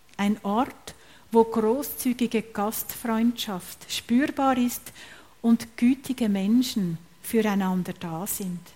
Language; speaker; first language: German; native; German